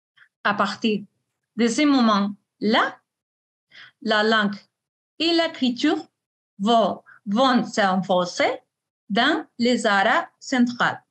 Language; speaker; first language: French; non-native, fluent; Spanish